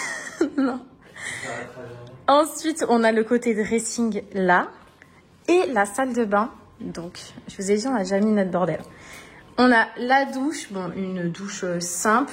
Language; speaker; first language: French; native; French